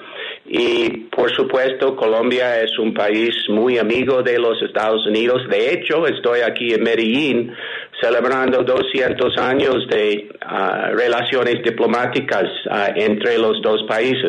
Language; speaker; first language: Spanish; non-native, fluent; English